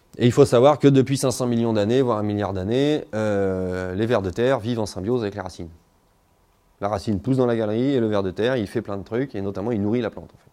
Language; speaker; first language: French; native; French